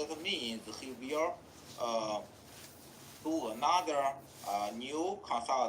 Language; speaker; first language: English; non-native, learner; Chinese